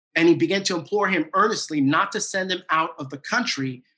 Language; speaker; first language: English; native; English